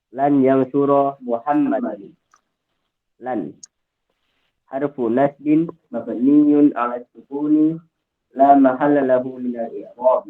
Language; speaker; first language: Arabic; non-native, learner; Indonesian